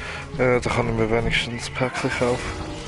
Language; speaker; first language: German; native; German